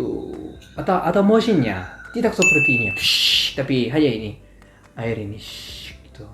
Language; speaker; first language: Indonesian; non-native, learner; Korean